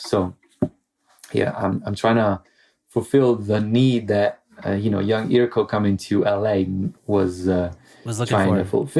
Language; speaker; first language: English; non-native, fluent; Italian